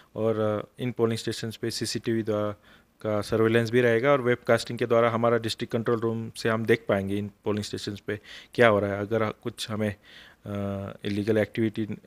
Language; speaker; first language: Hindi; non-native, local second language; Marathi